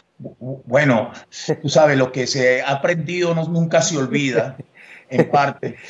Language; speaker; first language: Spanish; native; Spanish